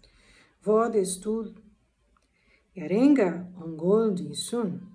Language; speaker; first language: Danish; non-native, learner; Portuguese